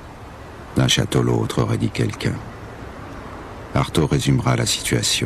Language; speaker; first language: French; native; French